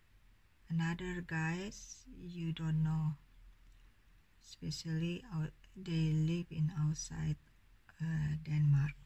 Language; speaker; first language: English; non-native, learner; Indonesian